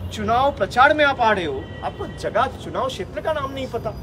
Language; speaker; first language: Hindi; non-native, local second language; Bangla